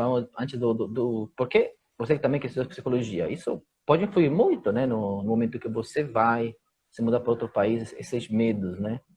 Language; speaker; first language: Portuguese; non-native, fluent; Italian